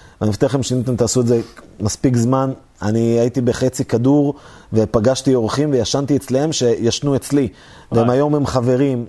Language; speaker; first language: Hebrew; native; Hebrew